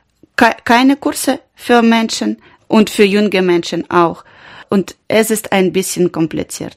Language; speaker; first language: German; non-native, learner; Ukrainian